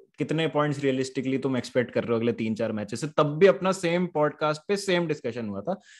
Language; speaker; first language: Hindi; native; Hindi